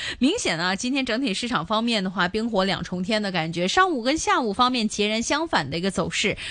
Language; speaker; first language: Chinese; non-native, local second language; Cantonese